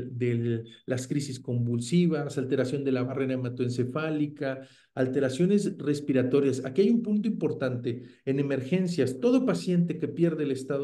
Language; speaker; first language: Spanish; native; Spanish